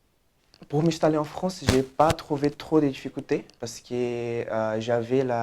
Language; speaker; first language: French; non-native, fluent; Portuguese